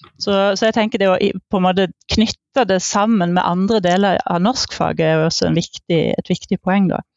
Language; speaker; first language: Norwegian; native; Norwegian